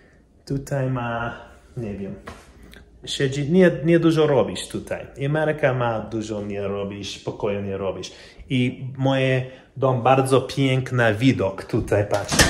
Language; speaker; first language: Polish; non-native, learner; English